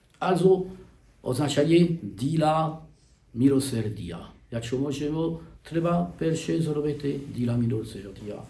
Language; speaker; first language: Polish; non-native, learner; French